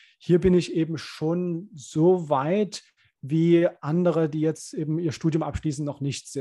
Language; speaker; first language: German; native; German